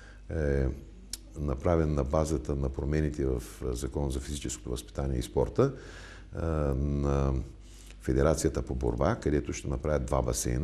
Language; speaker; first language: Bulgarian; native; Bulgarian